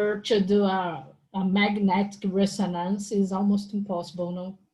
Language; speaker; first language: English; non-native, learner; Portuguese